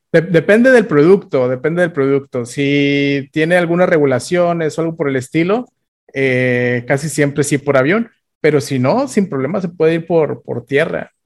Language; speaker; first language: Spanish; native; Spanish